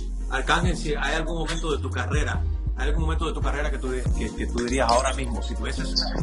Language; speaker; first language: Spanish; early bilingual, heritage; Spanish